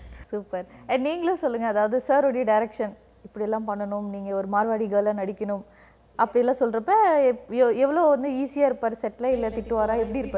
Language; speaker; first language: Tamil; native; Tamil